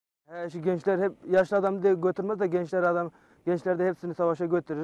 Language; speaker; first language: Turkish; non-native, learner; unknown